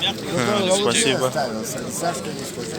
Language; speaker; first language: Russian; non-native, local second language; Kyrgyz